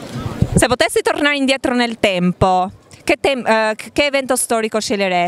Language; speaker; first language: Italian; native; Italian